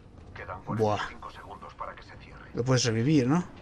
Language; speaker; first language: Spanish; native; Spanish